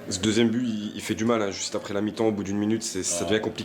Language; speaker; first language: French; native; French